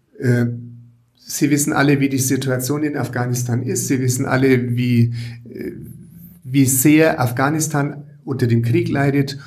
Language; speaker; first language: German; native; German